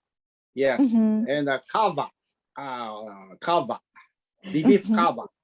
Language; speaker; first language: English; non-native, learner; Japanese